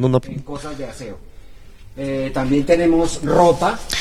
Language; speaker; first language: Spanish; native; Spanish